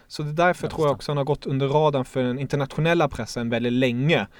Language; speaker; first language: Swedish; non-native, fluent; German